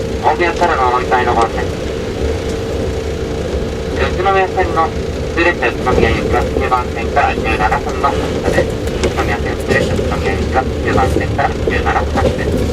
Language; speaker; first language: Japanese; native; Japanese